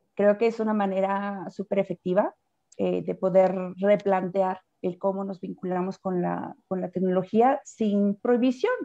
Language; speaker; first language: Spanish; native; Spanish